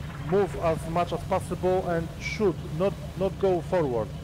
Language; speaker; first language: English; non-native, learner; Polish